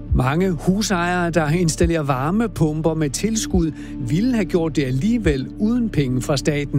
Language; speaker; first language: Danish; native; Danish